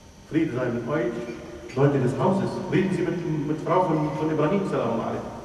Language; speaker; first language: German; non-native, fluent; Arabic